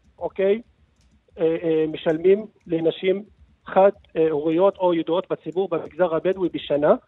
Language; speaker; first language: Hebrew; non-native, local second language; Arabic